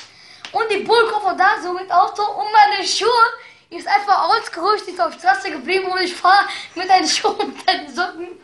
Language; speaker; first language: German; early bilingual, other home language; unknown